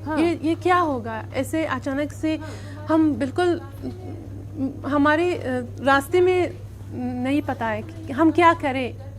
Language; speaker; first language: Hindi; non-native, learner; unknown